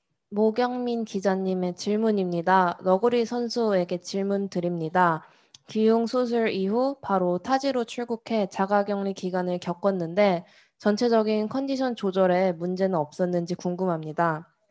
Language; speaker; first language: Korean; native; Korean